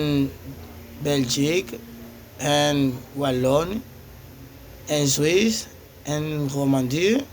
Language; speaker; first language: French; non-native, learner; Spanish